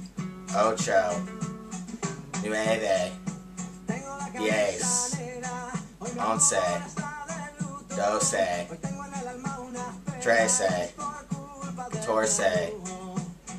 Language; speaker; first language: Spanish; non-native, learner; English